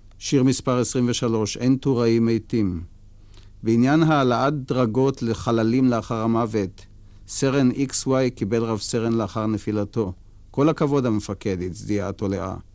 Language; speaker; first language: Hebrew; native; Hebrew